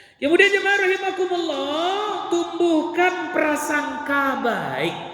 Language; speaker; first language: Malay; non-native, local second language; Minangkabau